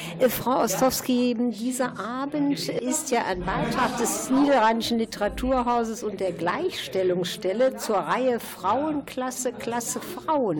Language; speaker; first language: German; native; German